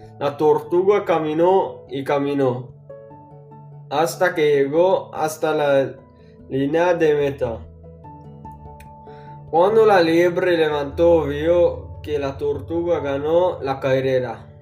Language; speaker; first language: Spanish; non-native, learner; English